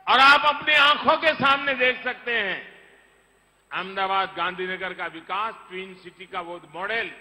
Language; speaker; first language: Hindi; non-native, local second language; Gujarati